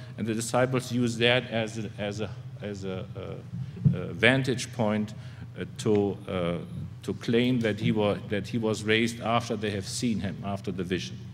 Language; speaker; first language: English; non-native, fluent; German